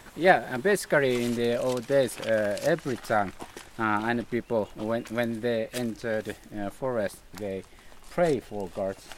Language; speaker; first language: English; non-native, learner; Japanese